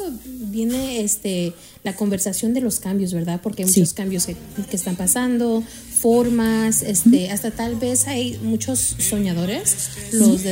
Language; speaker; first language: Spanish; early bilingual, heritage; Spanish